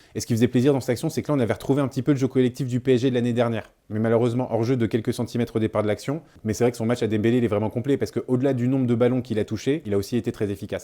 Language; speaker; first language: French; native; French